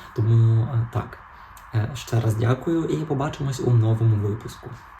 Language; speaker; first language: Ukrainian; non-native, local second language; Russian